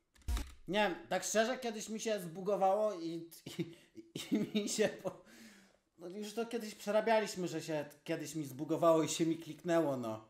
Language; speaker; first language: Polish; native; Polish